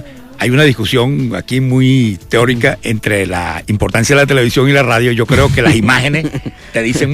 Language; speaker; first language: Spanish; native; Spanish